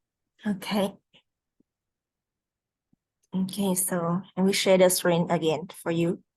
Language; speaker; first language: English; non-native, fluent; Vietnamese